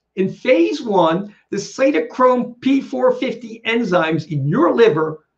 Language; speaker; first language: English; native; English